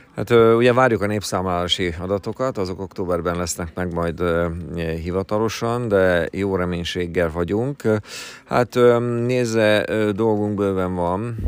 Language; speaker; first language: Hungarian; native; Hungarian